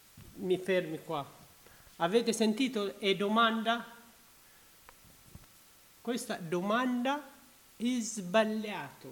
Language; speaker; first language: Italian; non-native, learner; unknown